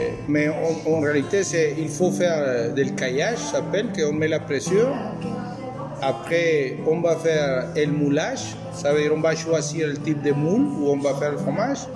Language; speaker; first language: French; non-native, fluent; Spanish